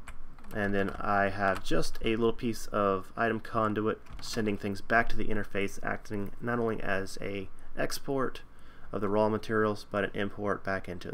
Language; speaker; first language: English; native; English